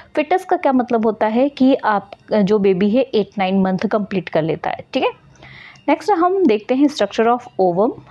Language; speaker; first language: Hindi; native; Hindi